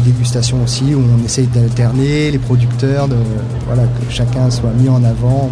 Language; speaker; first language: French; native; French